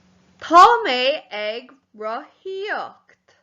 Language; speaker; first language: Irish; non-native, local second language; English